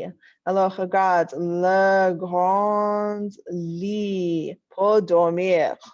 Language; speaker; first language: French; non-native, fluent; English